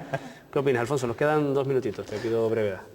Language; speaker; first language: Spanish; native; Spanish